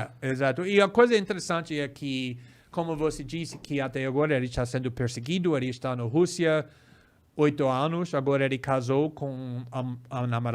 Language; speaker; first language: Portuguese; non-native, fluent; English